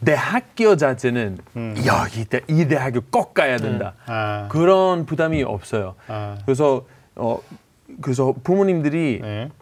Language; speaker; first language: Korean; non-native, fluent; Greek